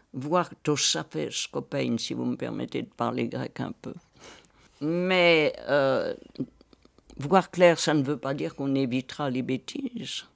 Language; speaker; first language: French; native; French